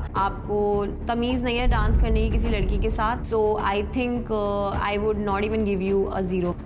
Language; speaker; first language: Hindi; native; Hindi